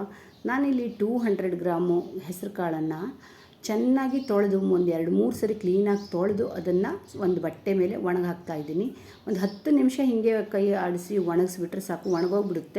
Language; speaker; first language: Kannada; native; Kannada